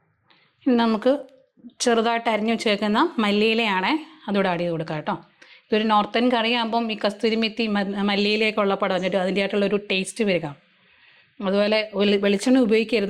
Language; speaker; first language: Malayalam; native; Malayalam